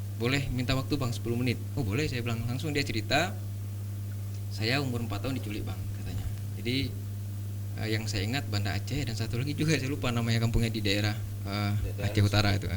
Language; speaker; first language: Indonesian; native; Indonesian